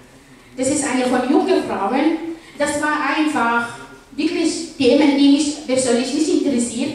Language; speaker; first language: German; non-native, fluent; Arabic